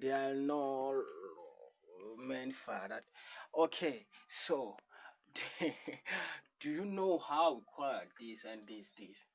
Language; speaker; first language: English; non-native, learner; Rundi